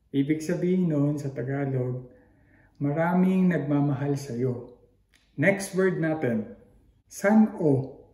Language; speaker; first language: Filipino; non-native, local second language; Hiligaynon